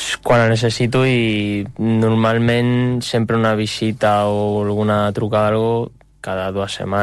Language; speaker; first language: Catalan; non-native, local second language; Spanish